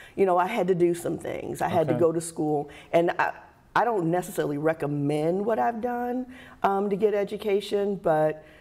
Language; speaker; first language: English; native; English